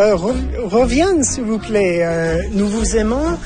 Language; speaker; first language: French; non-native, fluent; English